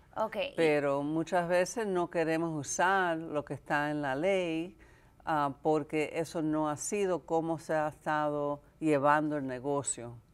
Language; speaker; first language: Spanish; early bilingual, heritage; Spanish